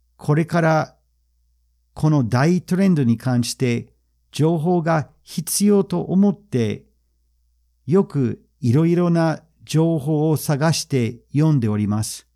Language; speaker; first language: Japanese; non-native, fluent; English